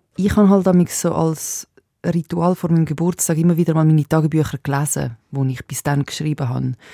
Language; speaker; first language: German; early bilingual, other home language; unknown